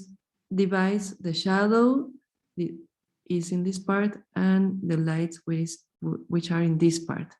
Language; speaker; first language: English; non-native, fluent; Spanish